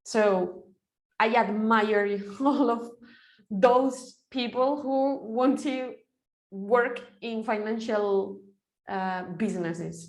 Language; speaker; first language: English; non-native, fluent; Spanish